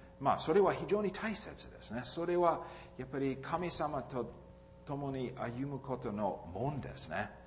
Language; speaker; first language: Japanese; non-native, fluent; English